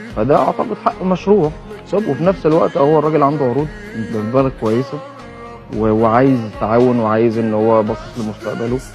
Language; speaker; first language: Egyptian Arabic; native; Egyptian Arabic